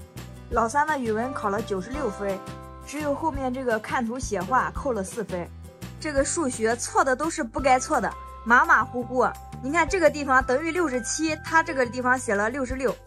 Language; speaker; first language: Chinese; native; Chinese